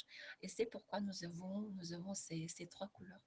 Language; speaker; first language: French; non-native, fluent; Lithuanian